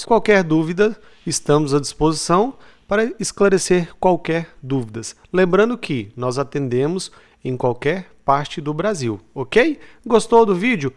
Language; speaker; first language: Portuguese; native; Portuguese